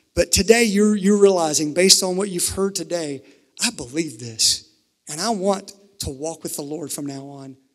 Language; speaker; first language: English; native; English